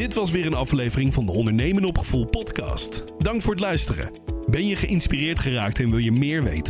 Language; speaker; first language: Dutch; native; Dutch